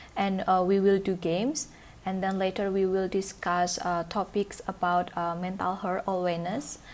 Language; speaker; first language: English; non-native, learner; Indonesian